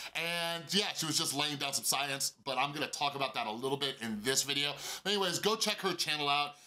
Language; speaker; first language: English; native; English